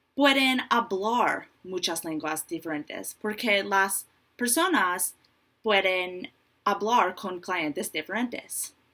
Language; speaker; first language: Spanish; non-native, learner; English